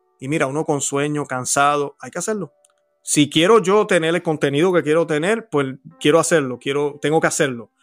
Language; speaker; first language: Spanish; native; Spanish